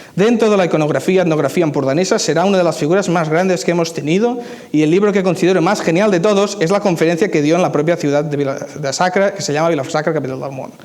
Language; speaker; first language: Spanish; non-native, local second language; Catalan